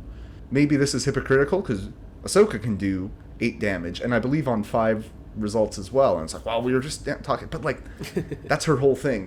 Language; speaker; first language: English; native; English